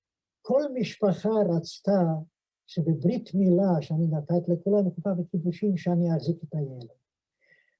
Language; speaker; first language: Hebrew; non-native, fluent; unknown